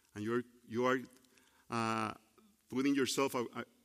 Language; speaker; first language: English; non-native, fluent; Spanish